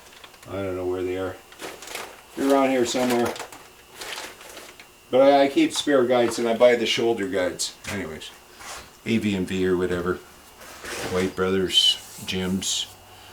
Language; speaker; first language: English; native; English